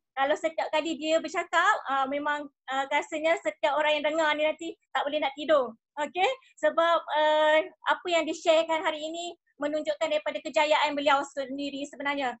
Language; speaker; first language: Malay; native; Malay